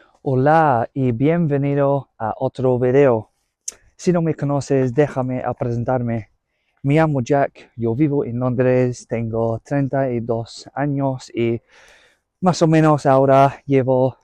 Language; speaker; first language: Spanish; non-native, learner; English